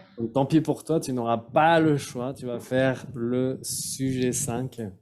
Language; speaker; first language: French; native; French